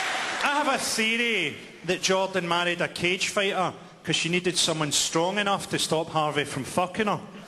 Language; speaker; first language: English; native; English